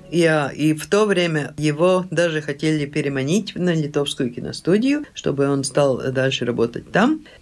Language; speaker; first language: Russian; non-native, local second language; Latvian